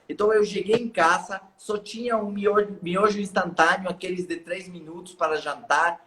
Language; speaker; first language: Portuguese; non-native, fluent; Spanish